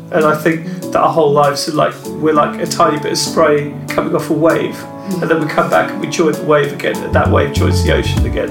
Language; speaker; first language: English; native; English